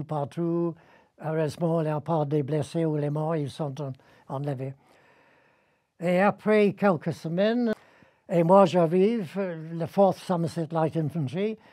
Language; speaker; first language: French; non-native, learner; English